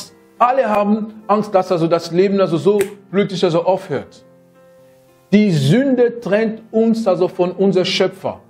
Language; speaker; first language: German; non-native, fluent; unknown